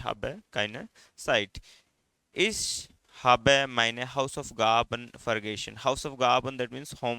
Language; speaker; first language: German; non-native, fluent; Hindi